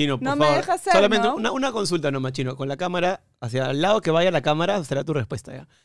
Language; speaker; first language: Spanish; native; Spanish